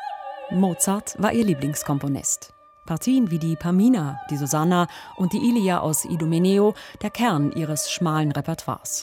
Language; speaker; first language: German; native; German